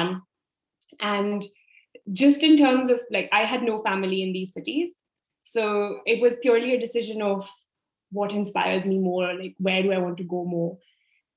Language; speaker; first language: English; non-native, local second language; Hindi